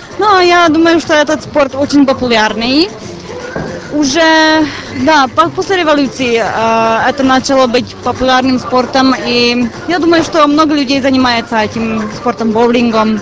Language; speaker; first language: Russian; non-native, learner; Czech